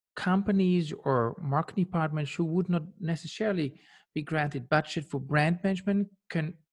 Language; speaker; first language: English; non-native, fluent; German